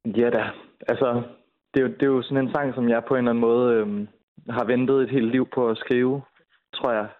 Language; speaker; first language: Danish; native; Danish